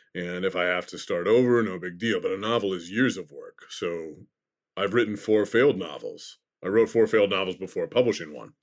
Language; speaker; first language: English; native; English